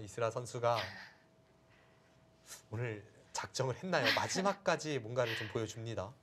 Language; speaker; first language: Korean; native; Korean